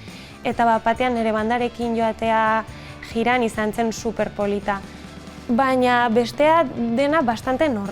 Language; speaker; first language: Basque; non-native, local second language; Spanish